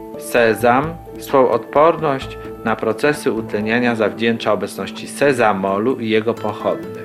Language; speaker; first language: Polish; native; Polish